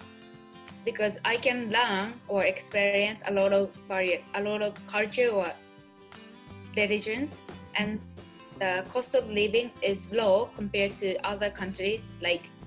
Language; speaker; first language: English; non-native, learner; Japanese